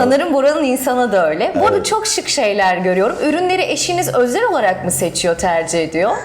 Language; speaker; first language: Turkish; native; Turkish